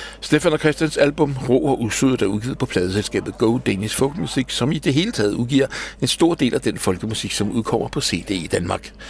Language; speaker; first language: Danish; native; Danish